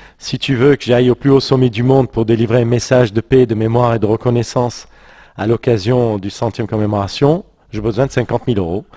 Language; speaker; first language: French; non-native, local second language; Armenian